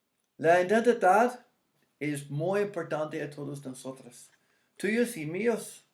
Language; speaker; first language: Spanish; non-native, fluent; English